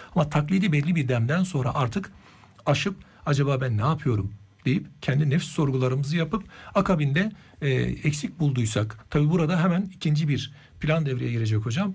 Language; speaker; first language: Turkish; native; Turkish